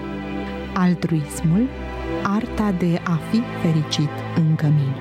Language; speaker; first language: Romanian; native; Romanian